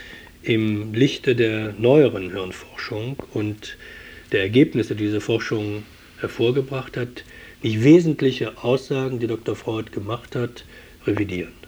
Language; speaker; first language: German; native; German